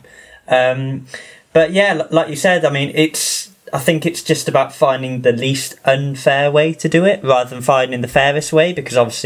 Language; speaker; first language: English; native; English